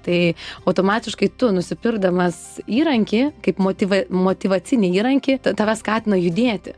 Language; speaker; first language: Lithuanian; native; Lithuanian